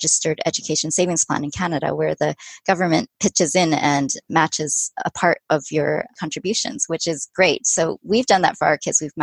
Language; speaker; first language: English; native; English